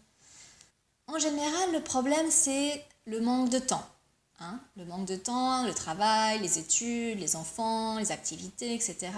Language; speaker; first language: French; native; French